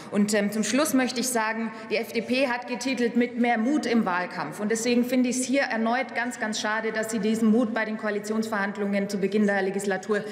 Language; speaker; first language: German; native; German